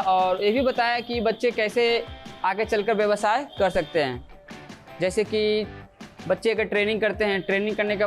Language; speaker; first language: Hindi; native; Hindi